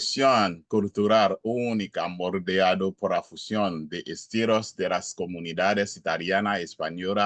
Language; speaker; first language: Spanish; non-native, learner; Haitian Creole